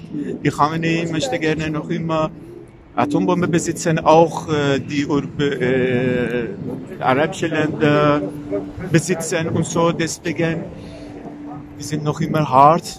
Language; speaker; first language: German; non-native, fluent; Persian